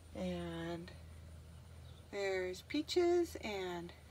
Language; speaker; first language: English; native; English